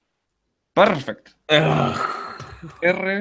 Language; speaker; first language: English; non-native, learner; Spanish